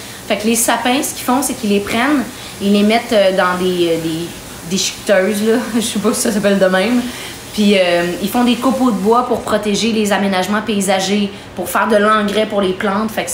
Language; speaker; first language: French; native; French